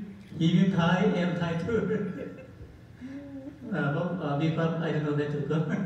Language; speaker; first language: English; non-native, learner; Thai